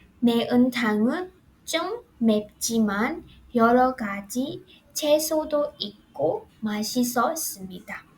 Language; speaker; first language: Korean; non-native, fluent; Burmese